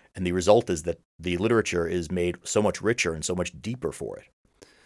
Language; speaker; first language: English; native; English